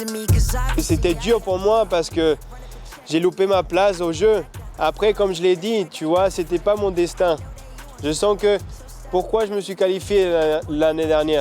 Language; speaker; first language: French; early bilingual, heritage; French